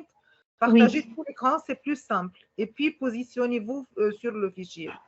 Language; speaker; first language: French; non-native, fluent; Arabic